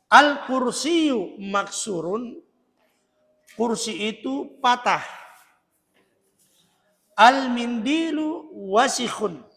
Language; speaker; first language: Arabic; non-native, fluent; Indonesian